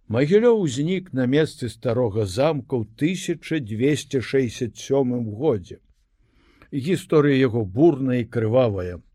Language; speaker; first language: Belarusian; native; Belarusian